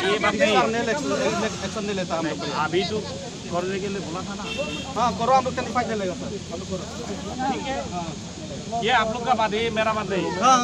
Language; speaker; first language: Hindi; non-native, local second language; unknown